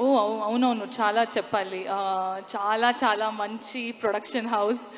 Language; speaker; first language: Telugu; non-native, local second language; Kannada